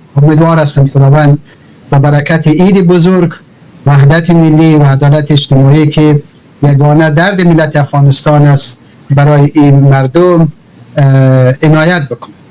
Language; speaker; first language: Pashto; non-native, local second language; Persian